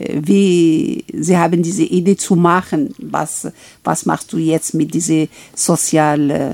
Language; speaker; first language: German; non-native, learner; Arabic